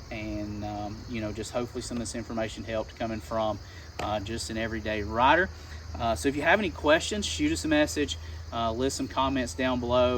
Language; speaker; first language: English; native; English